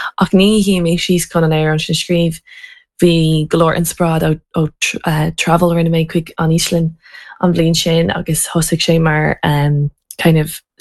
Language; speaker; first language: Irish; non-native, local second language; English